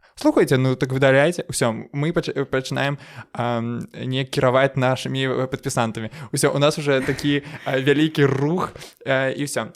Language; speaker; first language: Belarusian; non-native, local second language; Russian